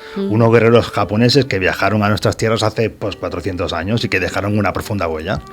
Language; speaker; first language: Spanish; native; Spanish